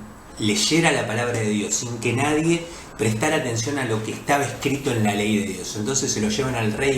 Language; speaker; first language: Spanish; native; Spanish